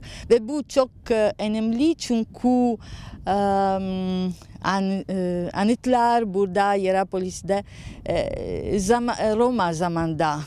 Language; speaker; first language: Turkish; non-native, learner; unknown